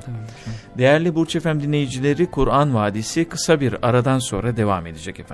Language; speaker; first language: Turkish; native; Turkish